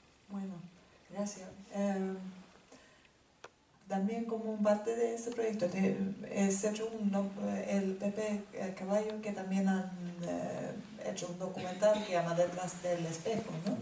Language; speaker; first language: Spanish; non-native, fluent; Finnish